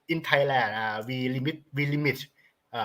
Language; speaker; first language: English; non-native, learner; Thai